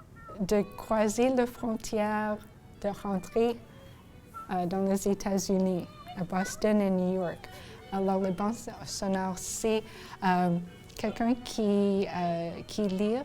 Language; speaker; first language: French; non-native, local second language; English